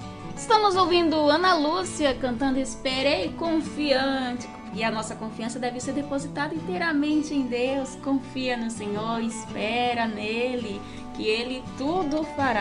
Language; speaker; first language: Portuguese; native; Portuguese